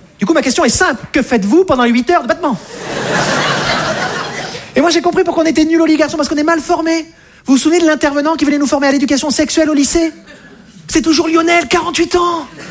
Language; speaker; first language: French; native; French